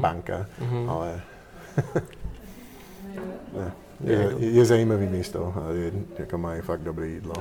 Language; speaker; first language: Czech; non-native, learner; English